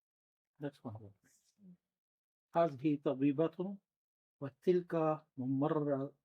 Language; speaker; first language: Arabic; non-native, learner; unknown